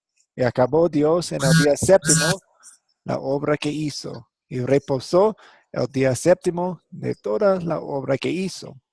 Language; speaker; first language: Spanish; non-native, fluent; English